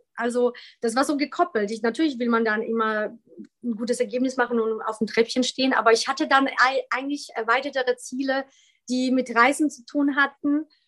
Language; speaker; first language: German; early bilingual, other home language; Polish